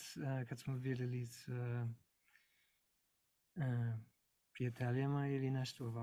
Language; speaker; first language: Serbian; non-native, learner; English